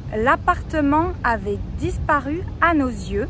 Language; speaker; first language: French; native; French